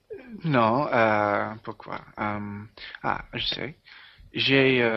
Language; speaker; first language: French; non-native, learner; English